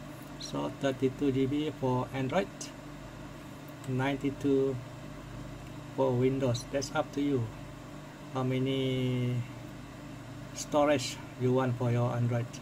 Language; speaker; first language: English; non-native, fluent; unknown